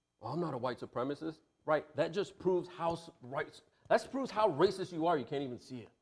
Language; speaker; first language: English; native; English